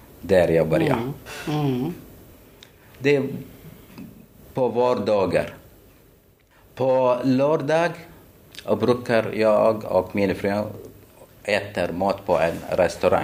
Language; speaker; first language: Swedish; non-native, fluent; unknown